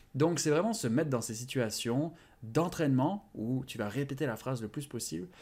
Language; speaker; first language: French; native; French